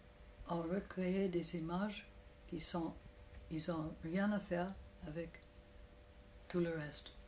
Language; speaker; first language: French; non-native, fluent; English